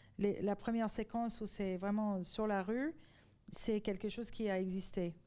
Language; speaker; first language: French; non-native, fluent; Persian